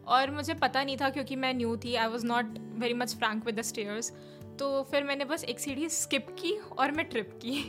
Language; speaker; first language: Hindi; native; Hindi